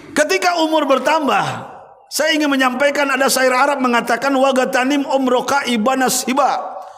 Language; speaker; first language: Indonesian; native; Indonesian